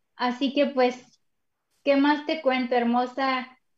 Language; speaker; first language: Spanish; native; Spanish